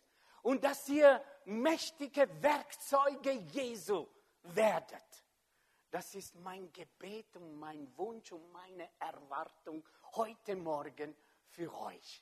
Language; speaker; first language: German; non-native, fluent; French